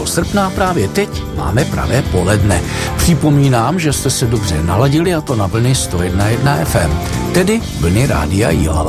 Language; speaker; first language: Czech; native; Czech